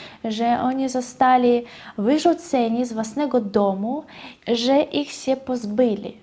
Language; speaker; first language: Polish; non-native, fluent; Russian